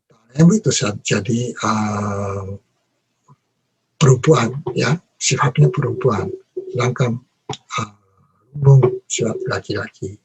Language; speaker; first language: Indonesian; non-native, learner; Japanese